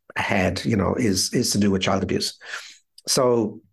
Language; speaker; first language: English; native; English